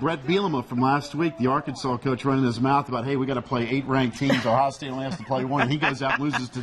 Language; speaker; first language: English; native; English